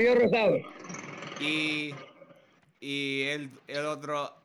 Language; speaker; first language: Spanish; non-native, learner; English